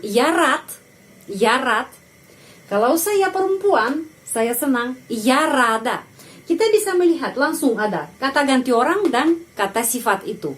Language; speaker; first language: Indonesian; non-native, fluent; Russian